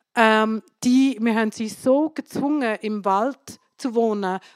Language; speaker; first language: German; non-native, fluent; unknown